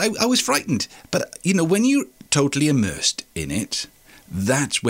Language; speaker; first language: English; non-native, local second language; Welsh